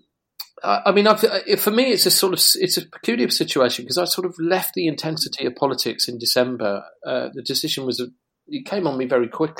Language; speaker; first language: English; native; English